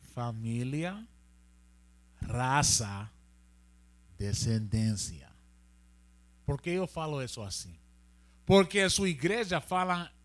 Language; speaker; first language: Portuguese; non-native, learner; Spanish